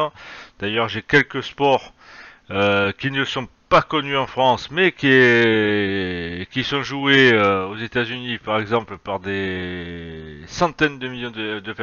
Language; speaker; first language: French; native; French